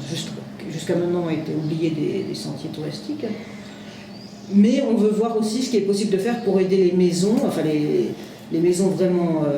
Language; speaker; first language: French; native; French